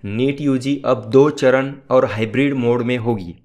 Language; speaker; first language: Hindi; non-native, local second language; Marathi